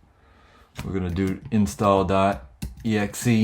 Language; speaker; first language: English; native; English